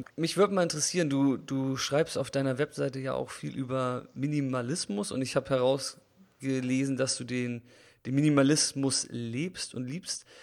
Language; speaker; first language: German; native; German